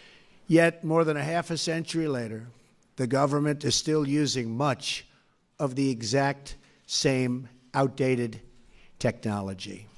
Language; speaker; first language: English; native; English